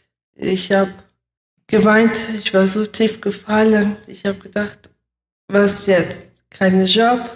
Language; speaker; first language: German; early bilingual, other home language; Russian